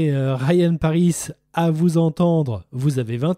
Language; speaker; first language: French; native; French